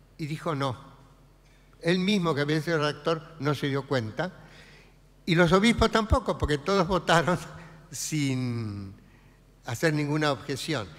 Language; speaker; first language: Spanish; native; Spanish